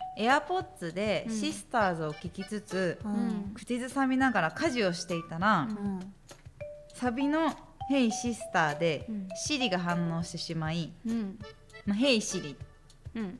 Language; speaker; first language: Japanese; native; Japanese